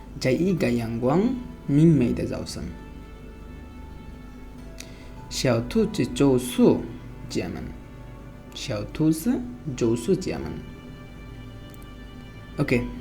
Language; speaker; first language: Chinese; non-native, fluent; Bangla